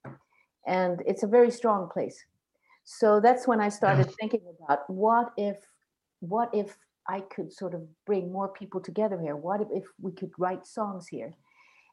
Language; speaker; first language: English; non-native, fluent; Swedish